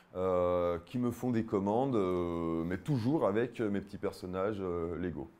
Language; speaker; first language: French; native; French